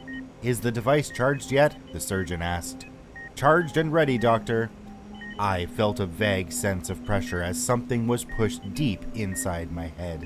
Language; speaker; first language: English; native; English